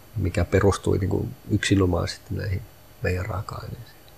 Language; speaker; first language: Finnish; native; Finnish